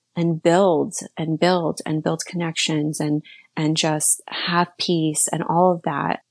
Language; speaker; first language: English; early bilingual, other home language; Slovak